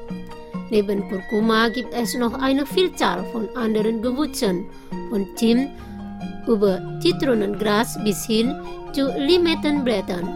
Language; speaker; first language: German; non-native, fluent; Indonesian